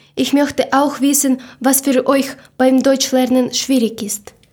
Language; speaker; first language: German; non-native, learner; Ukrainian